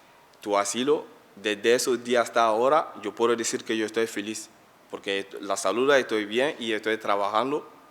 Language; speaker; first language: Spanish; non-native, learner; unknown